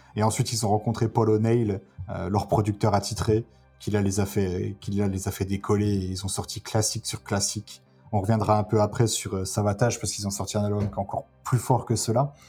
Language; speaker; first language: French; native; French